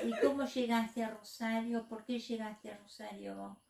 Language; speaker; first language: Spanish; native; Spanish